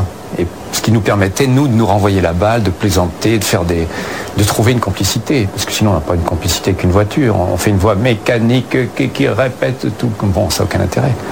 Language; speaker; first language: French; native; French